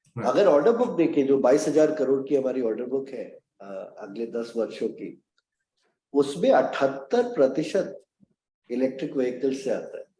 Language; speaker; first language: Hindi; native; Hindi